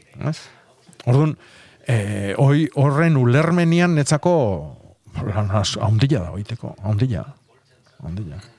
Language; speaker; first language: Basque; native; Basque